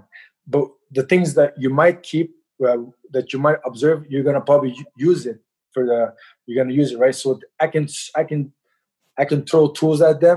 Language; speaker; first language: English; native; English